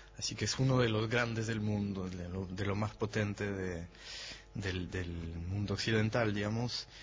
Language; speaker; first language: Spanish; non-native, fluent; French